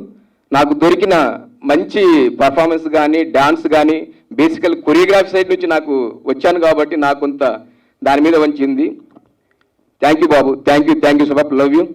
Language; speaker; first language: Telugu; native; Telugu